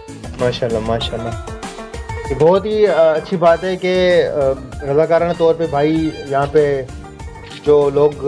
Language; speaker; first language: Hindi; non-native, local second language; Sindhi